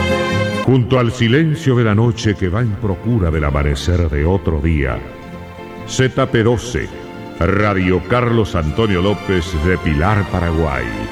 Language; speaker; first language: Spanish; native; Spanish